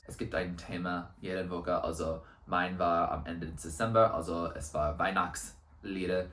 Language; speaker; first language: German; non-native, learner; English